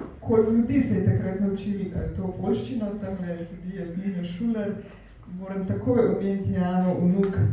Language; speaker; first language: Slovenian; native; Slovenian